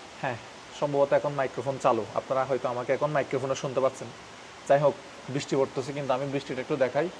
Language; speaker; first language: Bangla; native; Bangla